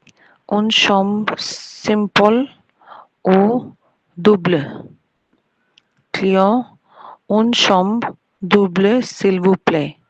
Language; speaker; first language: French; non-native, learner; Bangla